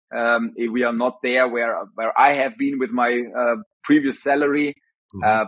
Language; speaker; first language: English; non-native, fluent; German